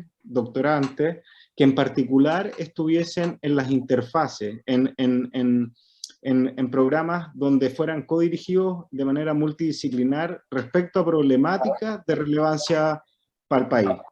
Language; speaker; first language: Spanish; native; Spanish